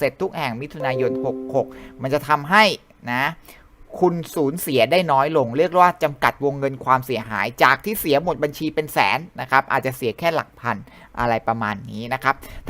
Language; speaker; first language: Thai; native; Thai